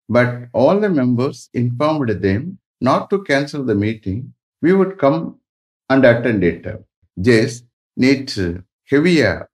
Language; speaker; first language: English; non-native, local second language; Tamil